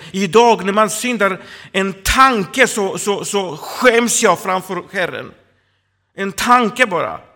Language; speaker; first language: Swedish; non-native, fluent; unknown